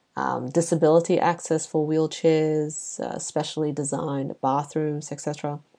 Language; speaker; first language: English; non-native, local second language; Chinese